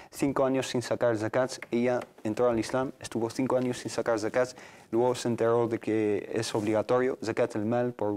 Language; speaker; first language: Spanish; native; Spanish